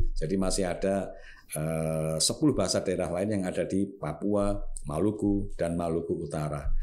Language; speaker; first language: Indonesian; non-native, local second language; Javanese